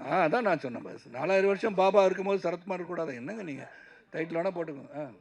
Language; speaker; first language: Tamil; native; Tamil